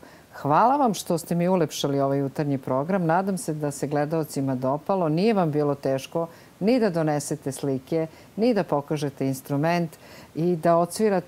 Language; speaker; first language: Serbian; native; Serbian